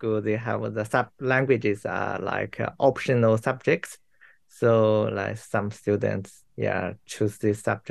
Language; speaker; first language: English; non-native, learner; Chinese